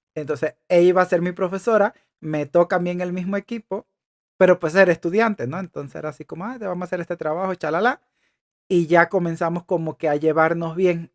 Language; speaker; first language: Spanish; native; Spanish